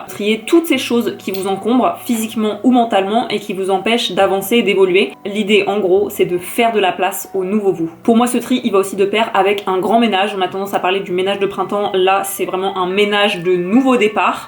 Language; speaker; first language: French; native; French